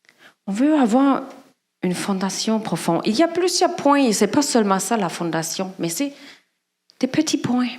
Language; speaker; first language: French; non-native, fluent; German